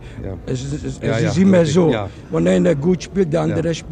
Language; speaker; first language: German; non-native, fluent; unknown